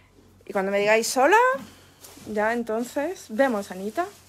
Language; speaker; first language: Spanish; native; Spanish